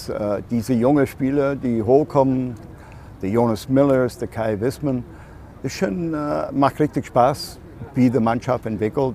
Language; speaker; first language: German; non-native, fluent; English